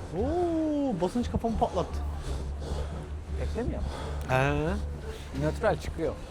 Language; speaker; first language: Turkish; native; Turkish